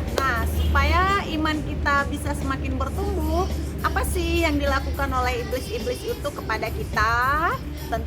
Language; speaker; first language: Indonesian; native; Indonesian